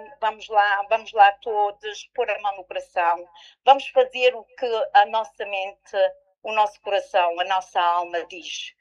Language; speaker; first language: Portuguese; early bilingual, heritage; Portuguese